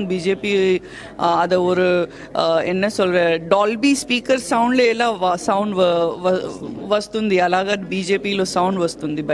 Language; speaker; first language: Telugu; non-native, learner; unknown